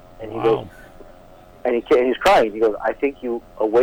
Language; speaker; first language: English; native; English